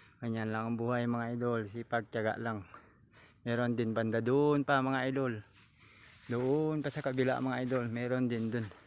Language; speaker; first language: Filipino; native; Filipino